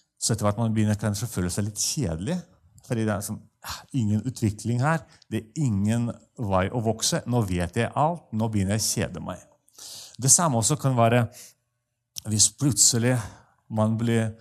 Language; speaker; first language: Norwegian; non-native, fluent; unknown